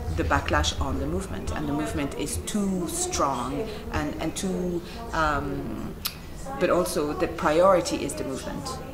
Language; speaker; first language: English; non-native, fluent; Arabic